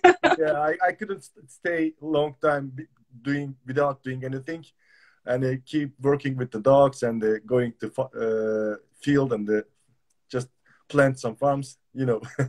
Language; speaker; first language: English; non-native, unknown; Turkish